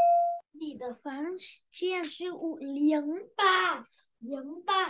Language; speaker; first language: Chinese; non-native, learner; Vietnamese